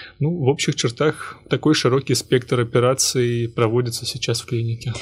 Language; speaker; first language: Russian; native; Russian